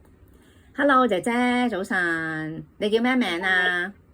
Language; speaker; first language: Cantonese; native; Cantonese